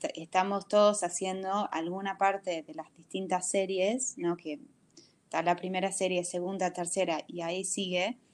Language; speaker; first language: Spanish; non-native, fluent; English